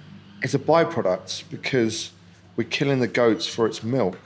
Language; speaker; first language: English; native; English